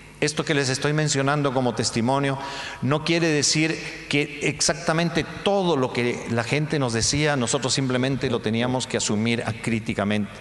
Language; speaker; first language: Spanish; native; Spanish